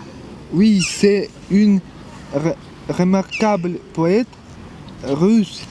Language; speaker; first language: French; non-native, fluent; Russian